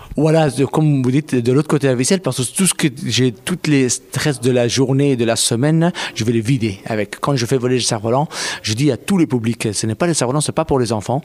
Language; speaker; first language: French; non-native, fluent; Persian